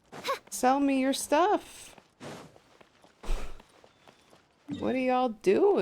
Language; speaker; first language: English; native; English